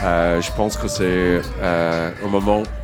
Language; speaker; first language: French; non-native, learner; English